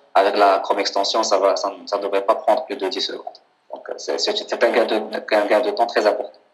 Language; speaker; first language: French; non-native, local second language; Arabic